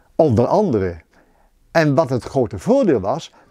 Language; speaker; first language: Dutch; native; Dutch